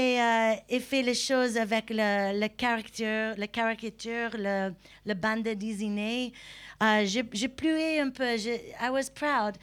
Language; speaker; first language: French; non-native, learner; English